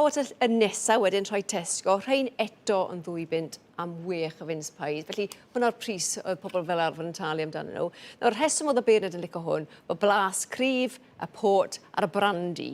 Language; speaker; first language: Welsh; native; Welsh